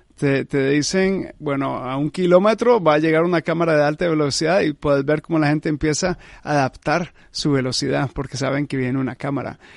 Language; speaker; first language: Spanish; early bilingual, heritage; Spanish